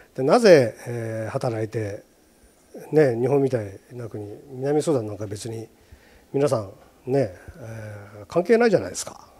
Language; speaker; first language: Japanese; native; Japanese